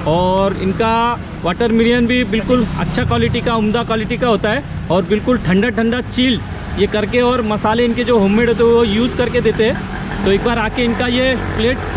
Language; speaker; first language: Hindi; non-native, local second language; Marathi